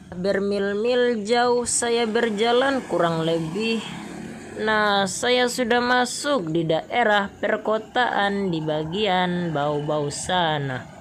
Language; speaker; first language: Indonesian; native; Indonesian